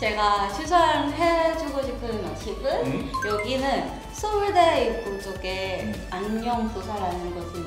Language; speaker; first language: Korean; non-native, fluent; Thai